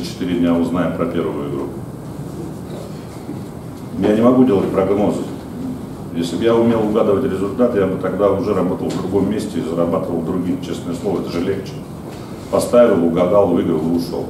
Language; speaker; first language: Russian; native; Russian